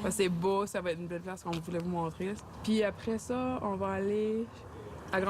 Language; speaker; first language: French; native; French